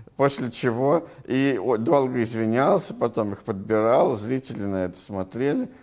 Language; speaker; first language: Russian; native; Russian